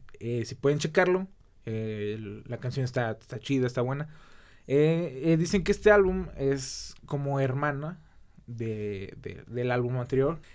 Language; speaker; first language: Spanish; native; Spanish